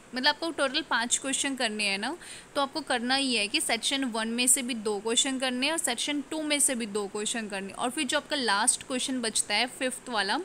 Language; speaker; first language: Hindi; native; Hindi